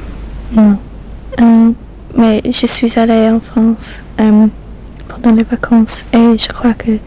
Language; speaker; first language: French; non-native, learner; English